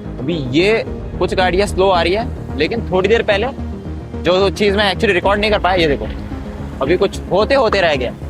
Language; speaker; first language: Hindi; non-native, local second language; Kannada